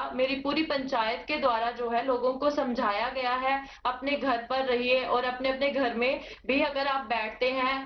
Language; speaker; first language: Hindi; native; Hindi